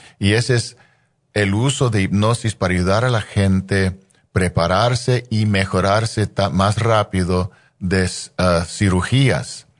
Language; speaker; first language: Spanish; non-native, fluent; English